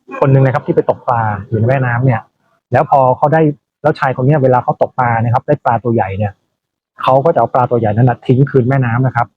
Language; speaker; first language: Thai; native; Thai